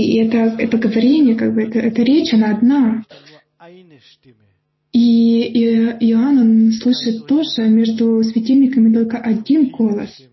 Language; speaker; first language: Russian; non-native, fluent; German